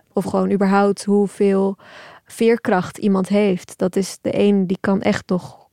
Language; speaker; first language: Dutch; early bilingual, other home language; Turkish